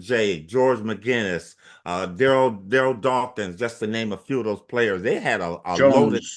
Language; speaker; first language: English; native; English